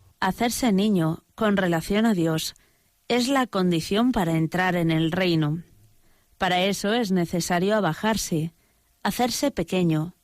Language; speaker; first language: Spanish; native; Spanish